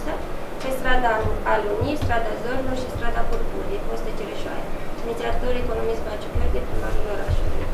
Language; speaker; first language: Romanian; native; Romanian